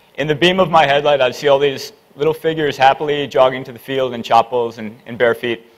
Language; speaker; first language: English; native; English